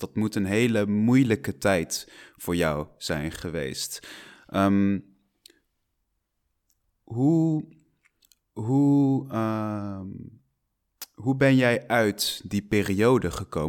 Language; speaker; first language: Dutch; non-native, fluent; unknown